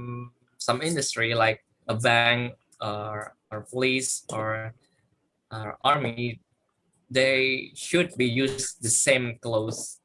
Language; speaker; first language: English; non-native, learner; Indonesian